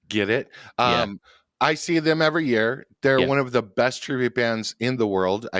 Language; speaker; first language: English; native; English